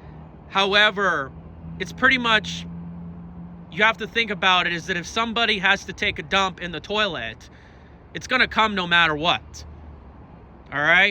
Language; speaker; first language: English; native; English